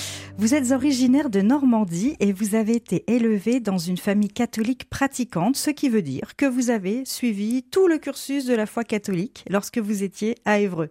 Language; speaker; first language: French; native; French